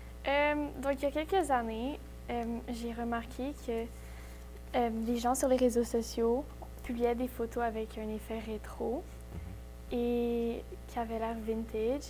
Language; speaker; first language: French; native; French